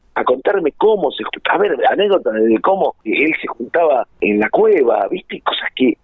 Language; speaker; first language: Spanish; native; Spanish